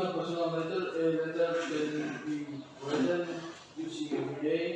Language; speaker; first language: English; non-native, learner; Indonesian